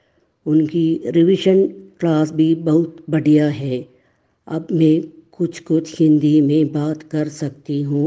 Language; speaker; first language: Hindi; non-native, learner; Malayalam